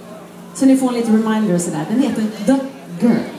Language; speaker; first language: Swedish; native; Swedish